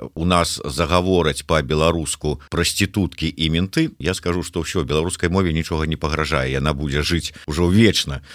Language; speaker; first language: Belarusian; native; Belarusian